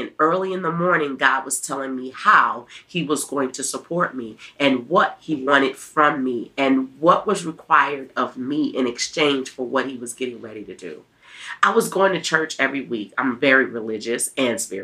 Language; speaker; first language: English; native; English